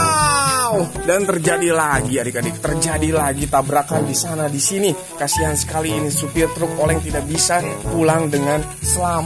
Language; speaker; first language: Indonesian; native; Indonesian